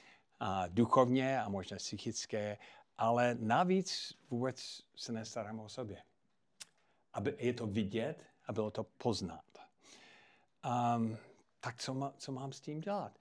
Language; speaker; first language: Czech; non-native, fluent; English